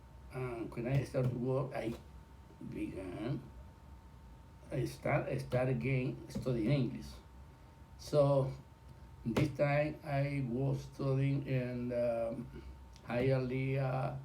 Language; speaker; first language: English; non-native, learner; Spanish